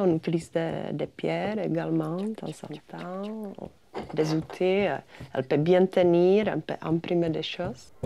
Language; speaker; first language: French; non-native, fluent; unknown